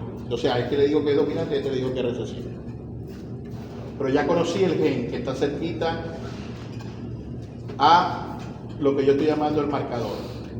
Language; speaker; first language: Spanish; native; Spanish